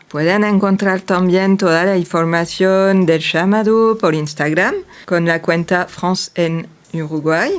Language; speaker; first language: Spanish; non-native, fluent; French